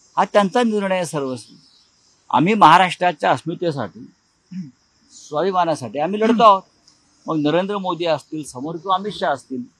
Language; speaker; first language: Marathi; native; Marathi